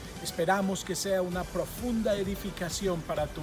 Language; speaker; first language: Spanish; native; Spanish